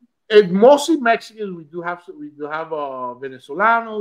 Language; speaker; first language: English; early bilingual, other home language; Spanish